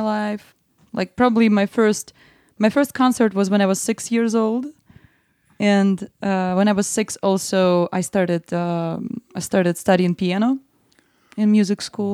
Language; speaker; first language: English; non-native, fluent; Russian